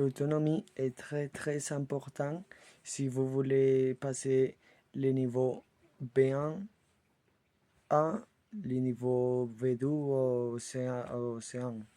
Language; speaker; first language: French; non-native, learner; Spanish